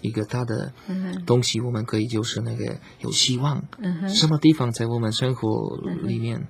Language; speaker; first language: Chinese; non-native, learner; Slovak